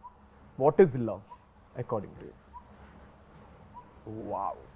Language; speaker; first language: Telugu; native; Telugu